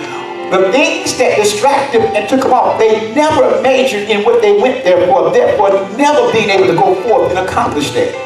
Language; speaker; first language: English; native; English